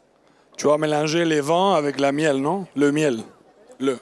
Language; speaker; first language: French; non-native, learner; Spanish